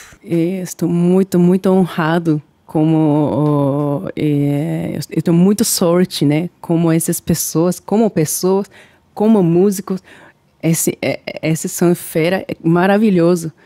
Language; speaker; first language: Portuguese; non-native, learner; Japanese